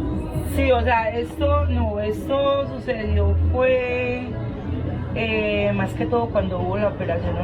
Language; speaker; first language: Spanish; native; Spanish